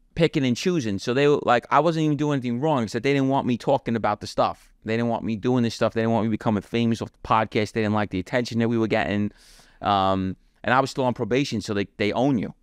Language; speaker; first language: English; native; English